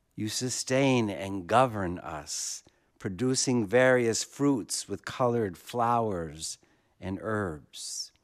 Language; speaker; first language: English; native; English